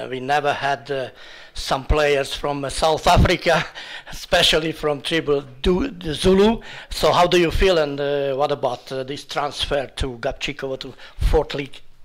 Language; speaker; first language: English; non-native, learner; Hungarian